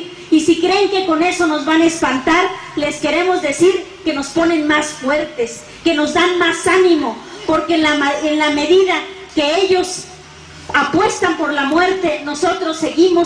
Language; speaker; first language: Spanish; native; Spanish